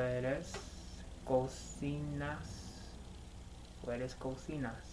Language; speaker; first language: Spanish; non-native, learner; English